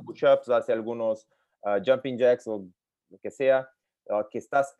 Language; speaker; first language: Spanish; non-native, learner; Portuguese